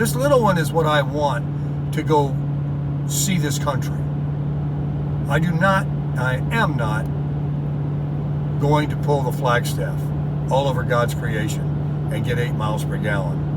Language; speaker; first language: English; native; English